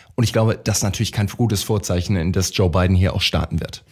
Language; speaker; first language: German; native; German